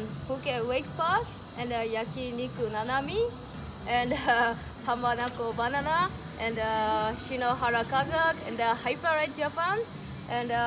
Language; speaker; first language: English; non-native, learner; Japanese